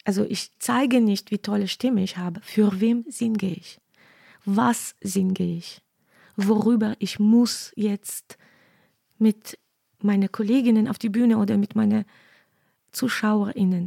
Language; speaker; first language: German; non-native, fluent; Ukrainian